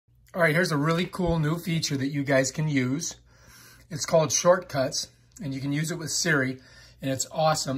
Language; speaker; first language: English; native; English